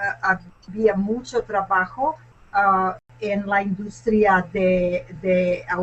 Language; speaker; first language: Spanish; non-native, learner; English